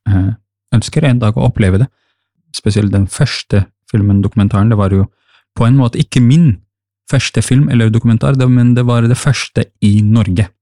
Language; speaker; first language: Norwegian; non-native, fluent; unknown